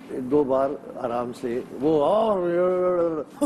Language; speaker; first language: Urdu; native; Urdu